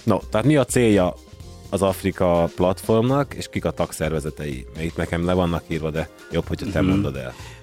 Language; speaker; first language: Hungarian; native; Hungarian